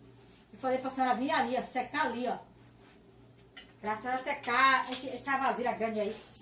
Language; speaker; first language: Portuguese; native; Portuguese